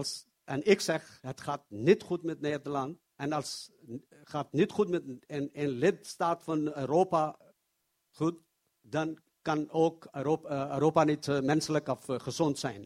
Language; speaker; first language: Dutch; non-native, learner; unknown